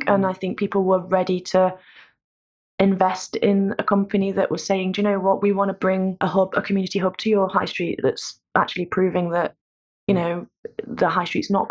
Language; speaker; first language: English; native; English